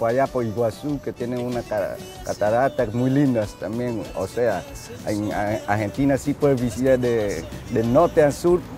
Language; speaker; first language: Spanish; non-native, fluent; Vietnamese